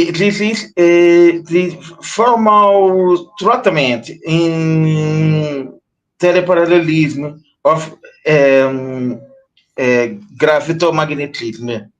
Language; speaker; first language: English; non-native, learner; Portuguese